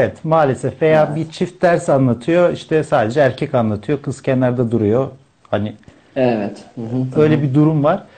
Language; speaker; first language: Turkish; native; Turkish